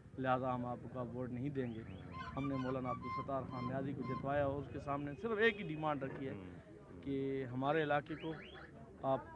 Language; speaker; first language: Urdu; non-native, local second language; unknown